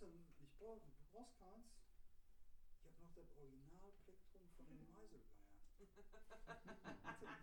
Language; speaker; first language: German; native; German